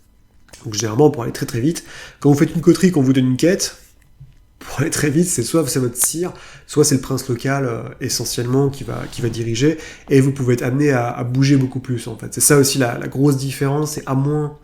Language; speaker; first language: French; native; French